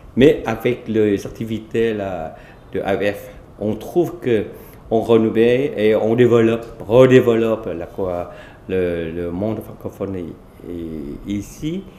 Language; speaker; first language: French; non-native, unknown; Vietnamese